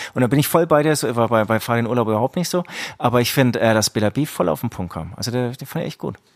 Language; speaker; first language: German; early bilingual, other home language; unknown